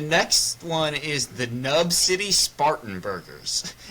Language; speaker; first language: English; native; English